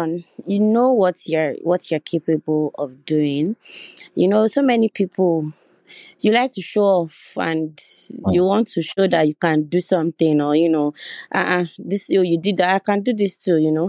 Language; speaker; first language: English; non-native, local second language; Yoruba